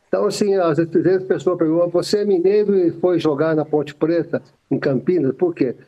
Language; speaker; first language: Portuguese; native; Portuguese